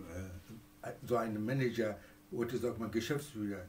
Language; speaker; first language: German; non-native, fluent; Persian